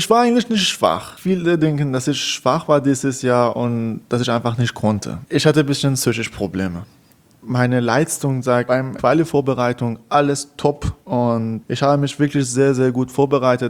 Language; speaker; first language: German; non-native, learner; Persian